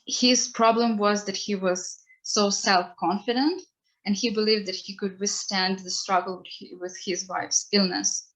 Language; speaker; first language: English; non-native, fluent; Ukrainian